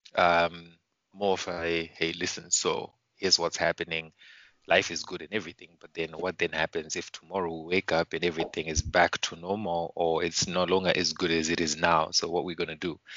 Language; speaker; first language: English; non-native, local second language; Shona